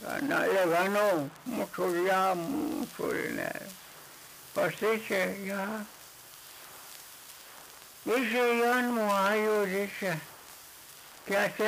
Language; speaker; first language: Spanish; non-native, local second language; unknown